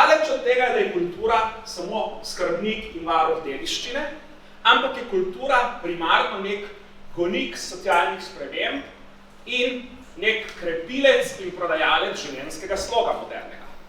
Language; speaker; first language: Slovenian; native; Slovenian